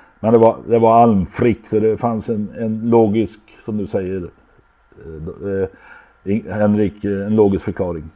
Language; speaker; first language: Swedish; native; Swedish